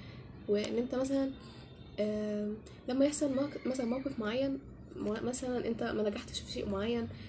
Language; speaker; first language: Arabic; native; Arabic